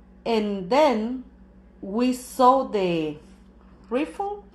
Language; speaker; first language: English; non-native, learner; Spanish